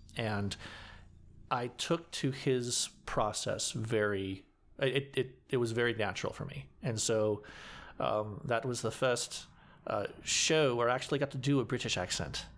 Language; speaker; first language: English; native; English